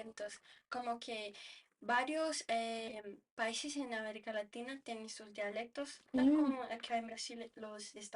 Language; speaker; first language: Spanish; non-native, fluent; Portuguese